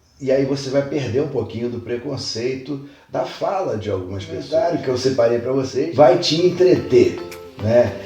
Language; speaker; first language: Portuguese; native; Portuguese